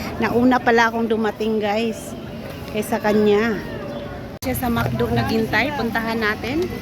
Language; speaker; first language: Filipino; non-native, local second language; Cebuano